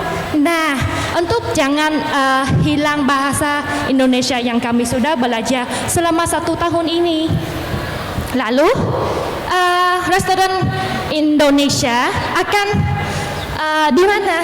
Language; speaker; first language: Indonesian; non-native, learner; Vietnamese